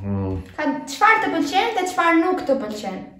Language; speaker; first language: Albanian; early bilingual, heritage; Albanian